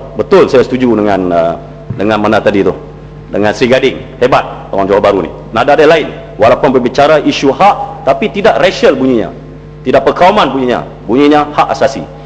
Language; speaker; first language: Malay; native; Malay